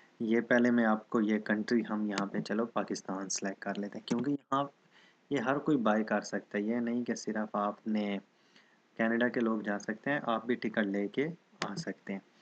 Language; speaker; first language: Urdu; non-native, local second language; Saraiki